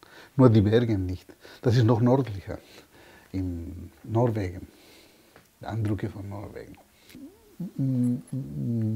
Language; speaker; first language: German; non-native, fluent; Spanish